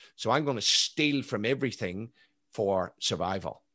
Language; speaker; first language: English; native; English